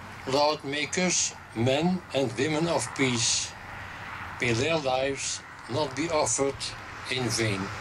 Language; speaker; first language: English; non-native, fluent; Dutch